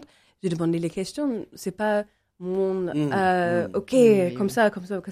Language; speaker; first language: French; non-native, learner; English